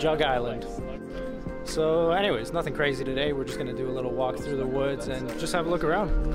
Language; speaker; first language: English; native; English